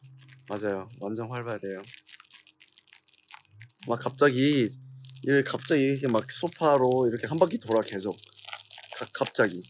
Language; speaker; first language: Korean; non-native, fluent; English